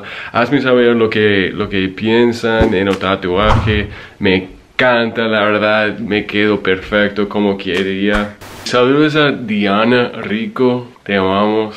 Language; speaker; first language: Spanish; non-native, fluent; English